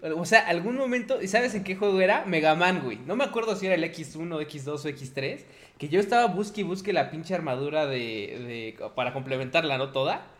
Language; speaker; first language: Spanish; native; Spanish